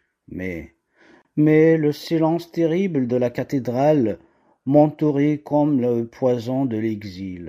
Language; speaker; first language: French; non-native, local second language; Kabyle